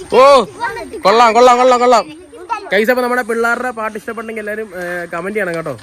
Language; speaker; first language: Malayalam; native; Malayalam